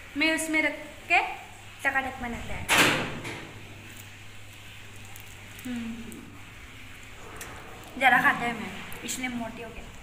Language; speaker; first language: Hindi; non-native, local second language; Bodo